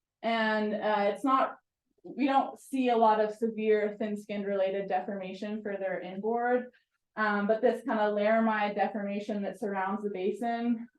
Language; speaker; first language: English; native; English